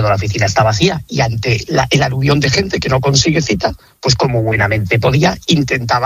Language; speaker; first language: Spanish; native; Spanish